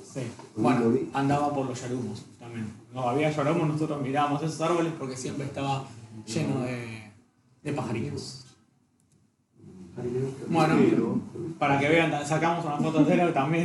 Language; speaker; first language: Spanish; native; Spanish